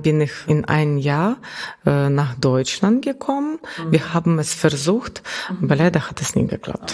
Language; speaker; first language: German; non-native, fluent; Russian